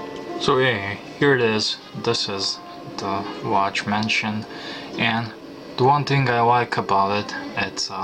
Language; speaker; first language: English; non-native, fluent; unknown